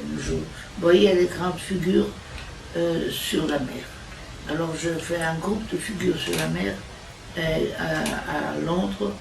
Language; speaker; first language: French; non-native, fluent; Italian